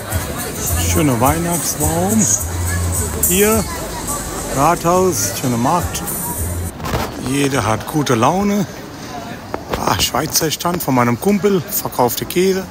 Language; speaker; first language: German; non-native, fluent; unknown